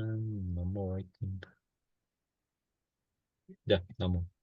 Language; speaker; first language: English; non-native, learner; Spanish